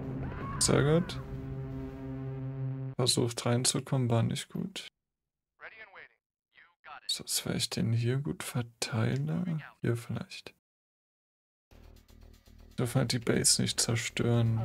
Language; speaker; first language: German; native; German